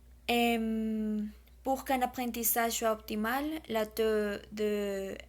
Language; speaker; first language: French; non-native, learner; Spanish